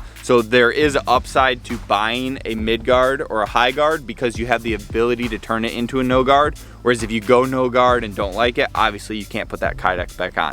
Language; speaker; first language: English; native; English